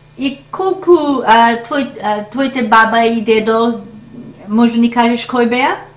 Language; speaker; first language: Macedonian; early bilingual, heritage; Macedonian